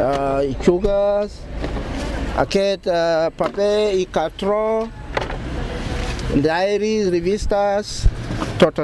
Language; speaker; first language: Catalan; non-native, learner; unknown